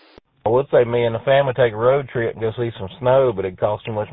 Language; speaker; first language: English; native; English